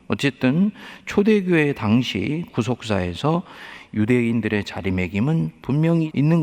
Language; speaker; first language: Korean; native; Korean